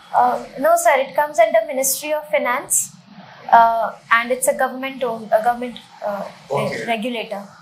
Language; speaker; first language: English; non-native, local second language; Hindi